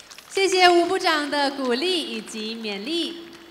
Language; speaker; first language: Chinese; native; Chinese